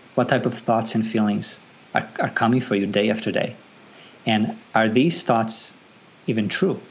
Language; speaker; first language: English; non-native, fluent; Portuguese